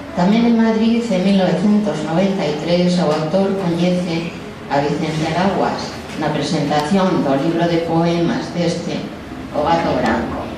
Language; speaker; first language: Galician; non-native, fluent; Spanish